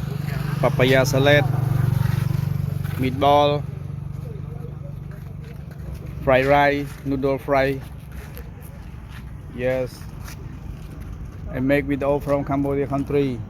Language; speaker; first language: English; non-native, learner; Khmer